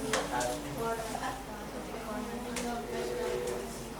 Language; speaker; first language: English; non-native, learner; Indonesian